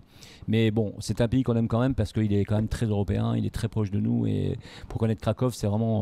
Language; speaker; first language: French; native; French